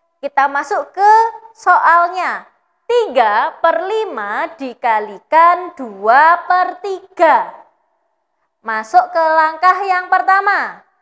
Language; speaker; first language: Indonesian; native; Indonesian